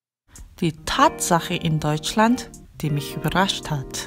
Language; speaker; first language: German; non-native, fluent; Korean